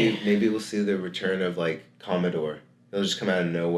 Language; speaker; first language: English; native; English